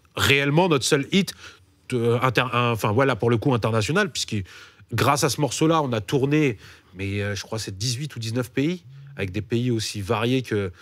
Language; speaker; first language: French; native; French